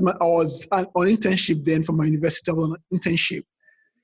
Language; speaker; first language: English; non-native, local second language; Yoruba